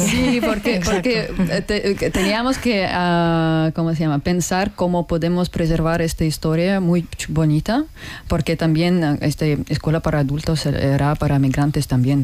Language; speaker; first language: Spanish; non-native, learner; Russian